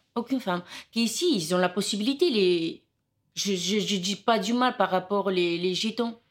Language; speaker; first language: French; non-native, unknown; Romany